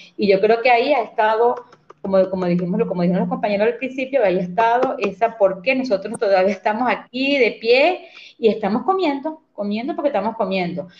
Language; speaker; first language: Spanish; native; Spanish